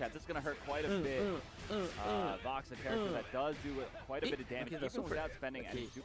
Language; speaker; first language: English; native; English